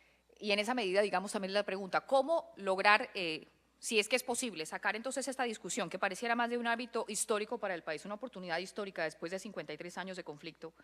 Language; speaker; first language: Spanish; native; Spanish